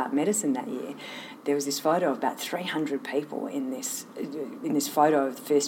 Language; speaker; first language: English; native; English